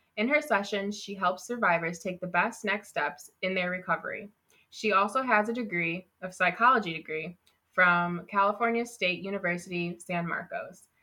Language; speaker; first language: English; native; English